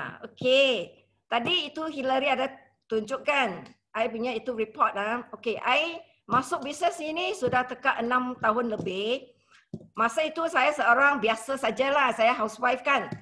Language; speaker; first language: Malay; non-native, local second language; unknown